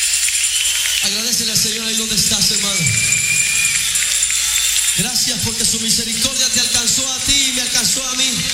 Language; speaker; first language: Spanish; native; Spanish